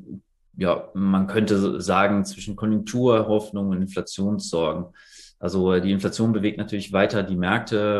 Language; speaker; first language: German; native; German